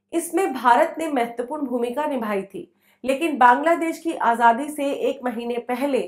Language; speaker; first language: Hindi; native; Hindi